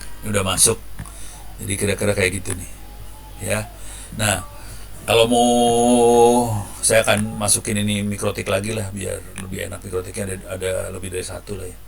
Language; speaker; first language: Indonesian; native; Indonesian